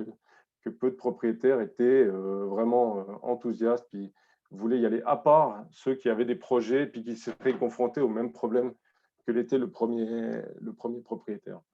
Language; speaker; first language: French; native; French